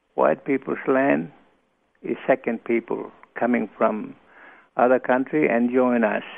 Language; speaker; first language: English; non-native, local second language; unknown